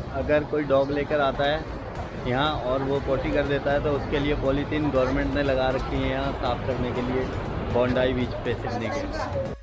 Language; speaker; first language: Hindi; native; Hindi